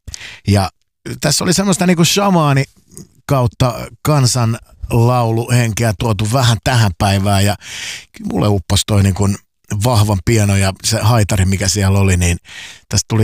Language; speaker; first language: Finnish; native; Finnish